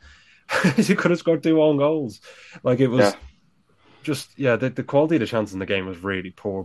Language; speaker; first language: English; native; English